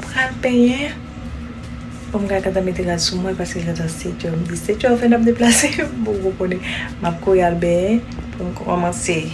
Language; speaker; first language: French; non-native, learner; Haitian Creole